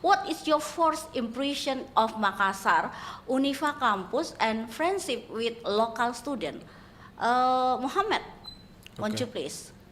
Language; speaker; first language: English; non-native, learner; Indonesian